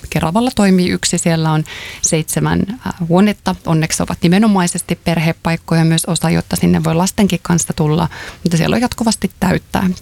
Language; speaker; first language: Finnish; native; Finnish